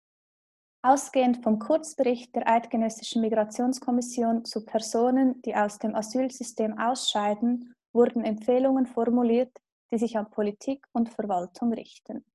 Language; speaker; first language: German; native; German